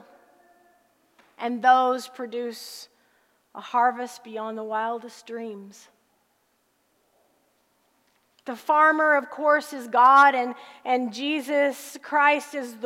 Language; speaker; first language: English; native; English